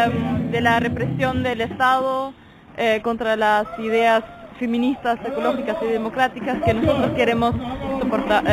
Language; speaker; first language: Spanish; non-native, learner; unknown